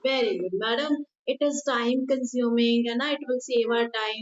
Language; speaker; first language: English; non-native, local second language; Hindi